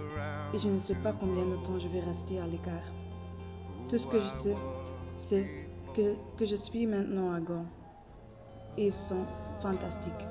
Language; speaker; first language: French; non-native, learner; Dutch